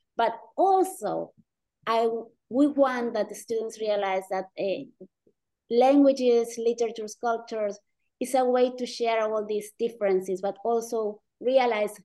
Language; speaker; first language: English; non-native, fluent; Spanish